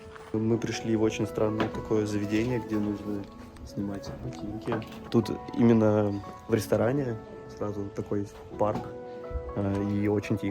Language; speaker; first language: Russian; native; Russian